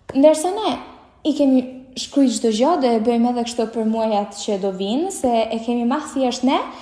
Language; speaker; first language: Albanian; early bilingual, heritage; Albanian